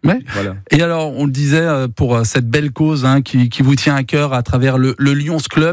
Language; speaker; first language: French; native; French